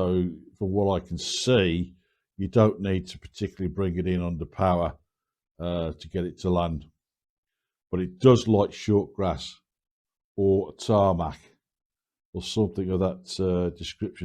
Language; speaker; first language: English; native; English